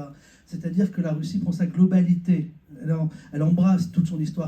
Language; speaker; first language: French; native; French